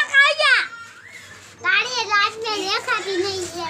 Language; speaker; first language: Hindi; non-native, local second language; Gujarati